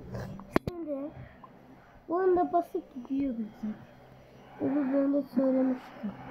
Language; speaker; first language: Turkish; early bilingual, heritage; Turkish